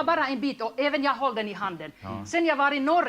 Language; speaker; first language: Swedish; non-native, local second language; Finnish